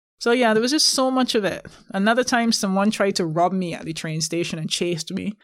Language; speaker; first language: English; native; English